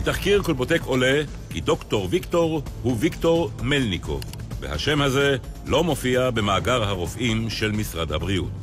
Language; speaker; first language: Hebrew; native; Hebrew